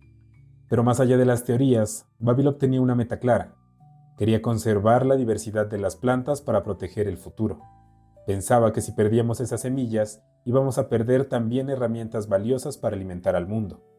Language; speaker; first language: Spanish; native; Spanish